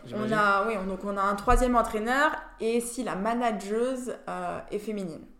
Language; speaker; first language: French; native; French